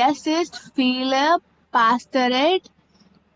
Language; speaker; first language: German; non-native, learner; Tamil